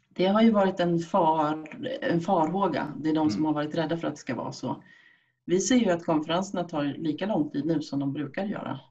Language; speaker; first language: Swedish; native; Swedish